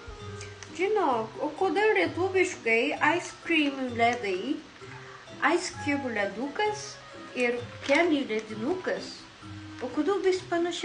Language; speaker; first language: Lithuanian; non-native, learner; Japanese